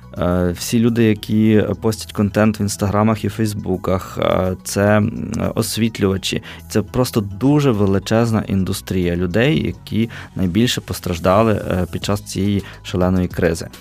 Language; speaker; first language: Ukrainian; native; Ukrainian